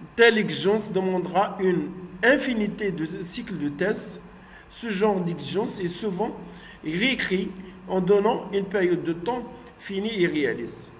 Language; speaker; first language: French; non-native, local second language; Arabic